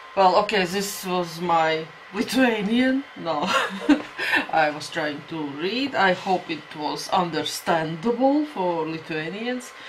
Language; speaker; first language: English; non-native, fluent; Latvian